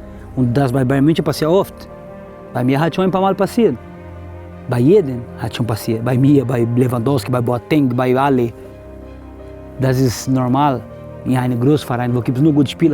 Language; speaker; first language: German; non-native, learner; Portuguese